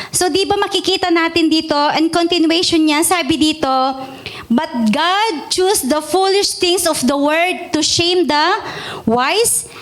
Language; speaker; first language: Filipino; non-native, local second language; Iloko